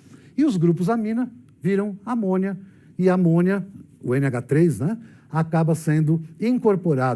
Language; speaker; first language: Portuguese; native; Portuguese